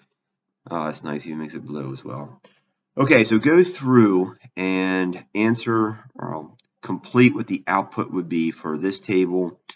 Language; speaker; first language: English; native; English